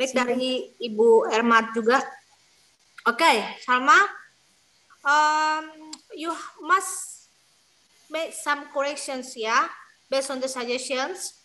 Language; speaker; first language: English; non-native, fluent; Indonesian